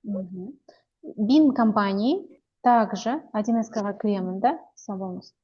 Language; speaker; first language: Russian; non-native, local second language; Kazakh